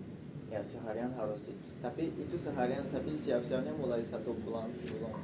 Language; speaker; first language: Indonesian; non-native, learner; Tajik